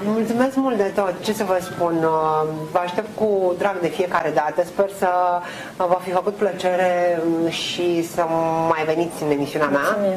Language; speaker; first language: Romanian; native; Romanian